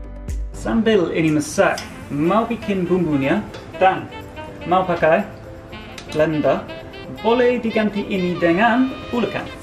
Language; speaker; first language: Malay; non-native, learner; English